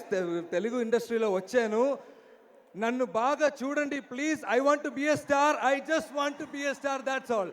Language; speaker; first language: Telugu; non-native, learner; Malayalam